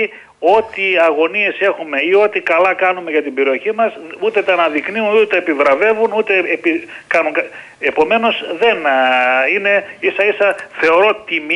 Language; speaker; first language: Greek; native; Greek